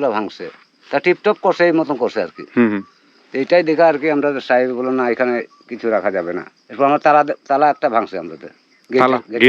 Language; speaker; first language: Bangla; non-native, local second language; Sylheti